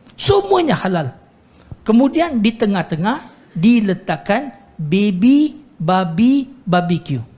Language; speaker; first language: Malay; non-native, local second language; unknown